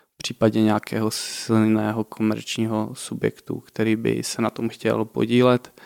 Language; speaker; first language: Czech; native; Czech